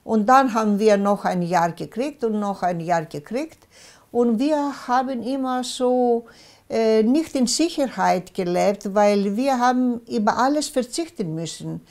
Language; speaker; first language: German; non-native, local second language; Greek